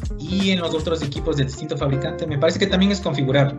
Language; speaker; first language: Spanish; native; Spanish